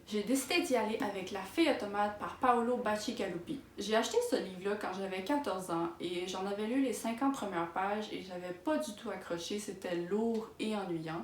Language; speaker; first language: French; native; French